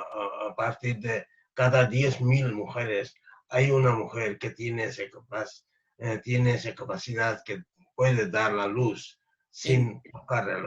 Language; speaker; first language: Spanish; non-native, fluent; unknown